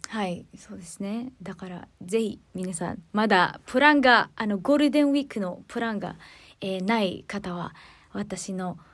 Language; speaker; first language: Japanese; non-native, fluent; Filipino